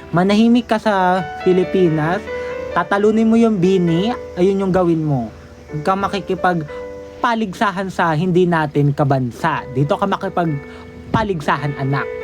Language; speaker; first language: Filipino; native; Filipino